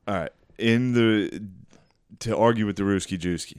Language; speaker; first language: English; native; English